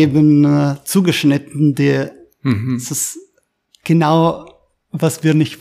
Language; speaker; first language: German; non-native, fluent; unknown